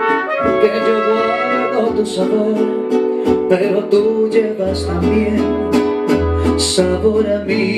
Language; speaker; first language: Spanish; native; Spanish